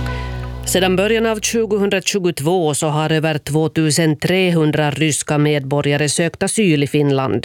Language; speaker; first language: Swedish; native; Swedish